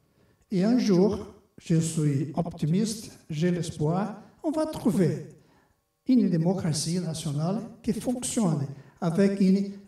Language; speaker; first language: French; non-native, fluent; Portuguese